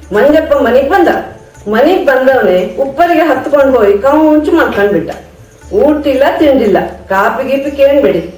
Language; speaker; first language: Kannada; native; Kannada